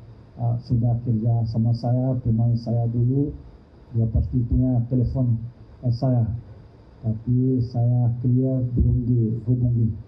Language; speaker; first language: Indonesian; non-native, fluent; Thai